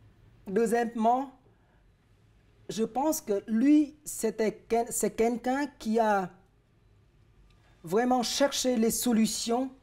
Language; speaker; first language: French; non-native, fluent; Vietnamese